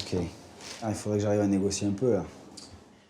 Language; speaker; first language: French; native; French